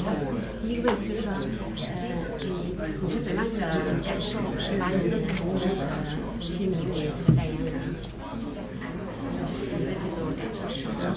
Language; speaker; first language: Chinese; native; Chinese